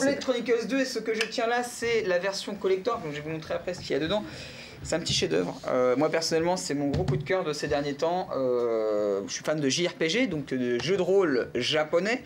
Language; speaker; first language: French; native; French